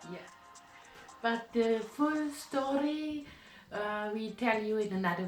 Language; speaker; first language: English; non-native, fluent; German